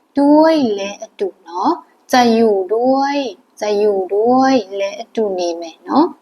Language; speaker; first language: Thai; non-native, fluent; Burmese